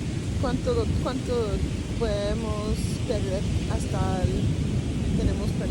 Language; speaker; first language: Spanish; early bilingual, heritage; Spanish